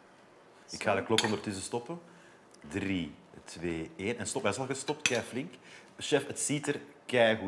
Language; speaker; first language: Dutch; native; Dutch